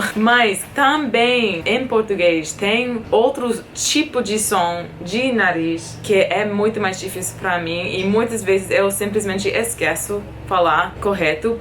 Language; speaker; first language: Portuguese; non-native, fluent; English